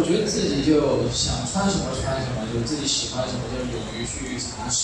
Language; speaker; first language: Chinese; native; Chinese